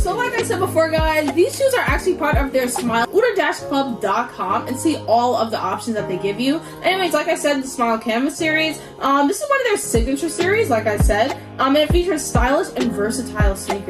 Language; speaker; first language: English; native; English